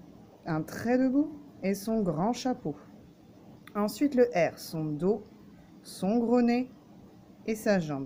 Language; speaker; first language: French; native; French